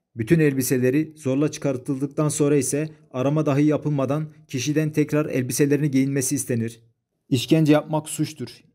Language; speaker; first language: Turkish; native; Turkish